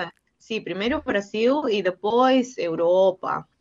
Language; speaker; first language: Portuguese; non-native, learner; Spanish